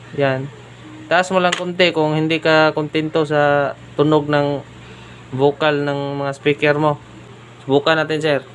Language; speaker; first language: Filipino; non-native, local second language; Cebuano